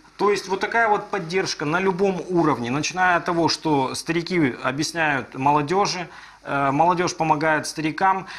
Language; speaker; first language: Russian; native; Russian